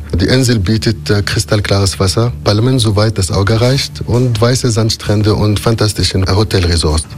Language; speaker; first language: German; non-native, fluent; Arabic